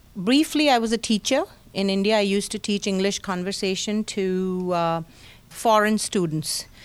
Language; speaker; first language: English; non-native, local second language; Hindi